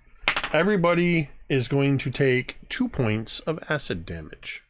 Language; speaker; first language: English; native; English